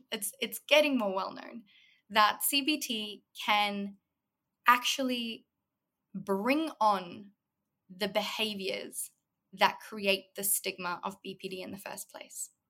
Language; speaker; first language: English; native; English